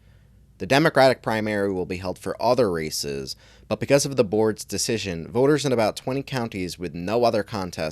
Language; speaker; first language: English; native; English